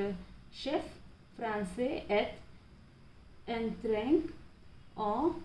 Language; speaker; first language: French; non-native, learner; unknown